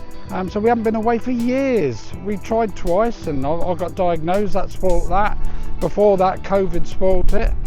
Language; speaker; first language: English; native; English